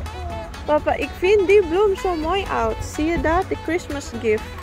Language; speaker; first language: Dutch; non-native, learner; Indonesian